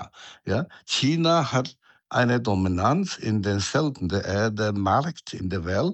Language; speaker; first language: German; non-native, fluent; Chinese